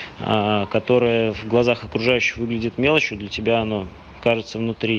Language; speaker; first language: Russian; native; Russian